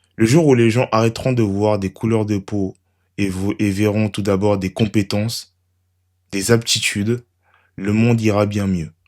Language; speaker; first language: French; native; French